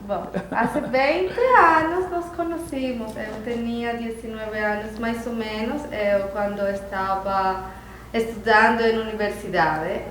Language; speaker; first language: Portuguese; non-native, learner; Spanish